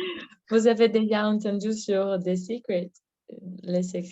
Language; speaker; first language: French; non-native, learner; Portuguese